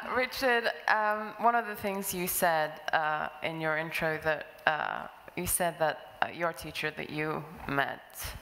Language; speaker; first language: English; non-native, fluent; Norwegian